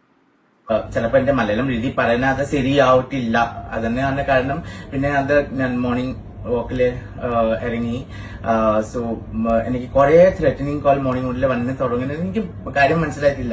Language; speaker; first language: Malayalam; non-native, fluent; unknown